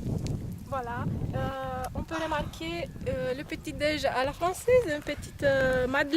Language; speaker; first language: French; non-native, fluent; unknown